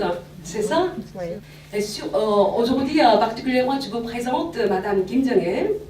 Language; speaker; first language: French; non-native, fluent; Korean